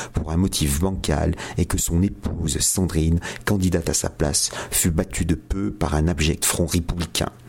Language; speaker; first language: French; native; French